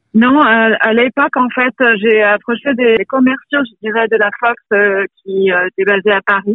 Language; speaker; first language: French; native; French